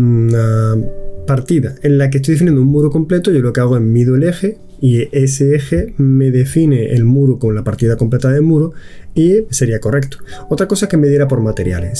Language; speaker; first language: Spanish; native; Spanish